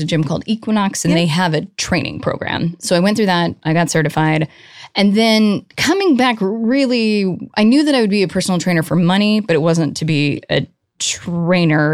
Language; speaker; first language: English; native; English